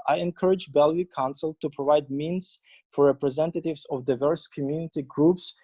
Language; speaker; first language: English; non-native, fluent; Ukrainian